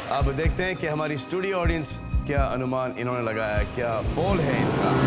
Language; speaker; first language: Hindi; native; Hindi